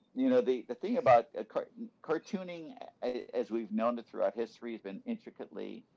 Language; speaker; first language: English; native; English